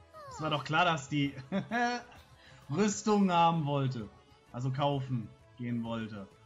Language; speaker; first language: German; native; German